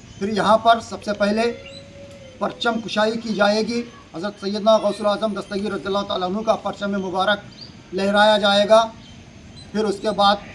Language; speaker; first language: Urdu; native; Urdu